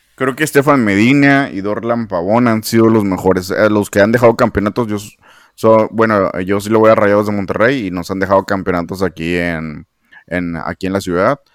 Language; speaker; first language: Spanish; native; Spanish